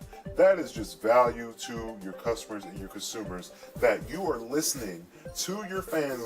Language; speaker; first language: English; native; English